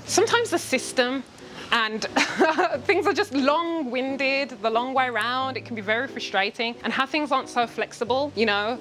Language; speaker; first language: English; native; English